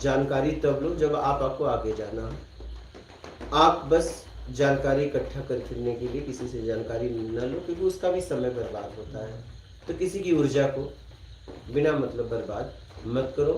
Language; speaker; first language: Hindi; native; Hindi